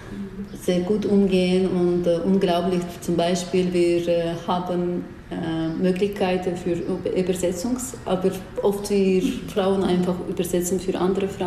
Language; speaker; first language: German; non-native, fluent; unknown